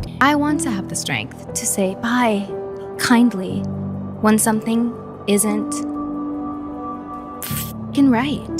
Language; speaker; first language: English; native; English